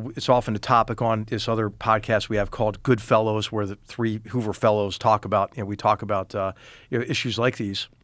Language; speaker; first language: English; native; English